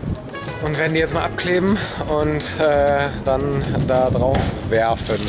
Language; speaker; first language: German; native; German